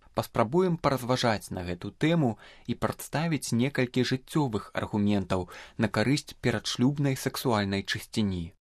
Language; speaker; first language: Belarusian; native; Belarusian